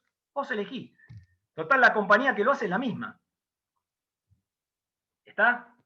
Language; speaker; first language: Spanish; native; Spanish